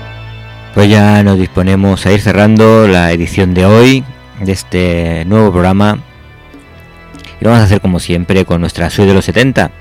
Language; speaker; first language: Spanish; native; Spanish